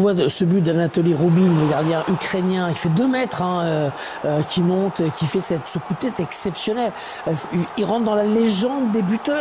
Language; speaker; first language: French; native; French